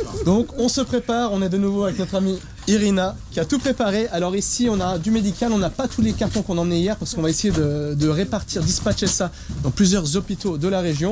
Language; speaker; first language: French; native; French